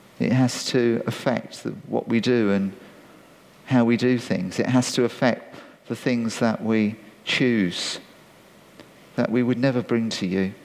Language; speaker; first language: English; native; English